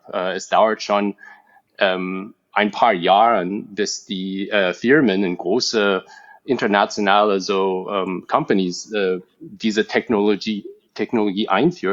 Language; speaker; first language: German; non-native, fluent; English